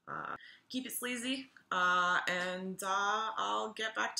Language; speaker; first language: English; native; English